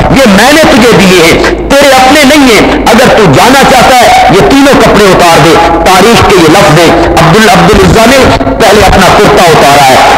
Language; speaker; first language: Urdu; non-native, local second language; Punjabi